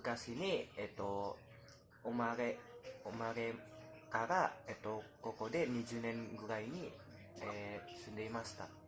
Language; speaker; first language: Japanese; non-native, learner; Indonesian